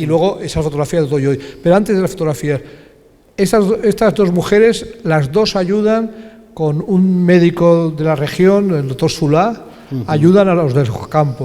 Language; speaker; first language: Spanish; native; Spanish